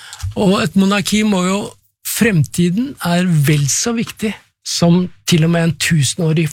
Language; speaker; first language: Norwegian; native; Norwegian